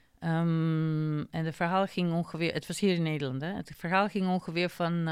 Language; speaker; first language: Dutch; non-native, fluent; Macedonian